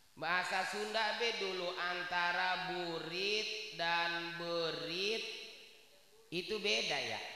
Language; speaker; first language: Indonesian; native; Indonesian